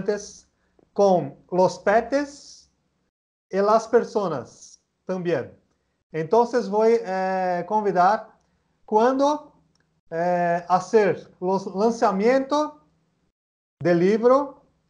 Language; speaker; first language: Spanish; non-native, learner; Portuguese